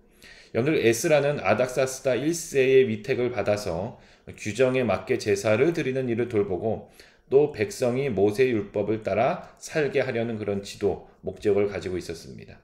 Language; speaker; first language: Korean; native; Korean